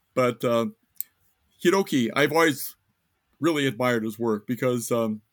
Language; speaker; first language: English; native; English